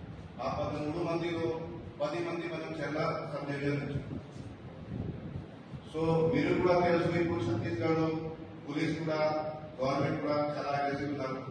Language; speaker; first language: Telugu; non-native, learner; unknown